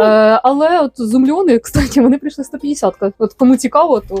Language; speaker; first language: Ukrainian; native; Ukrainian